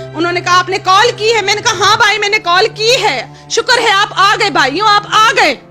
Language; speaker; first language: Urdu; non-native, local second language; Pashto